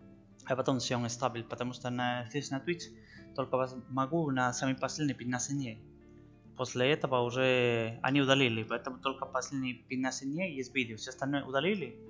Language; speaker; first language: Russian; non-native, learner; Spanish